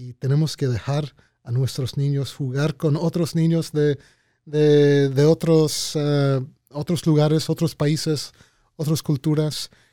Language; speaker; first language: Spanish; early bilingual, heritage; Spanish